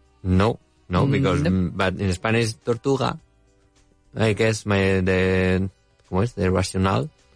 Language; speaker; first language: English; non-native, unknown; Spanish